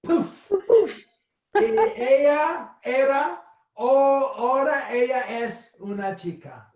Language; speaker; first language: Spanish; non-native, fluent; English